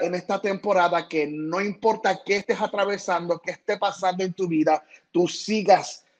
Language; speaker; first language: Spanish; early bilingual, heritage; Spanish